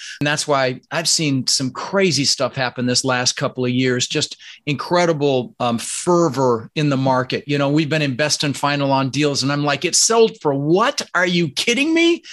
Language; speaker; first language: English; early bilingual, other home language; Dutch